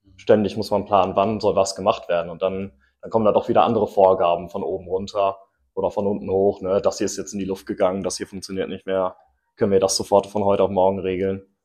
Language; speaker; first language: German; early bilingual, other home language; English